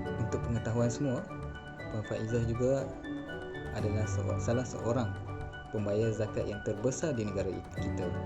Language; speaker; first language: Malay; native; Malay